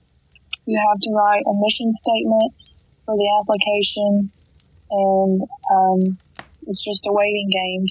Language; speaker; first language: English; native; English